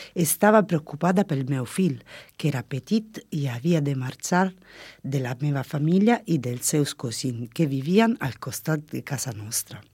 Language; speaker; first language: Catalan; non-native, learner; Italian